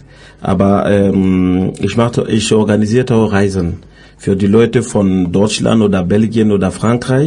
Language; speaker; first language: German; non-native, learner; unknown